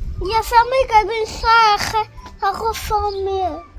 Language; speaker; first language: French; early bilingual, other home language; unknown